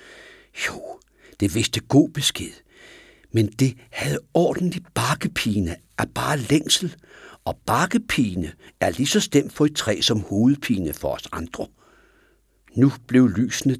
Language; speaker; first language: Danish; native; Danish